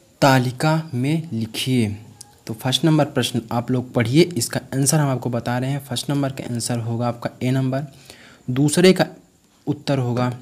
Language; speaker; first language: Hindi; native; Hindi